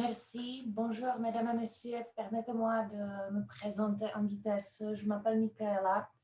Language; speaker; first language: French; non-native, fluent; Czech